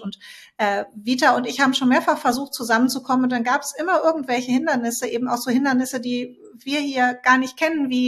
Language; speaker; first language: German; native; German